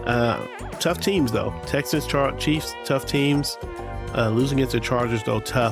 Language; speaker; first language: English; native; English